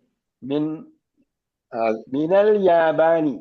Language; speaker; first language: Arabic; non-native, fluent; Malayalam